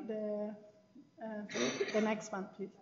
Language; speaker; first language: English; non-native, fluent; Italian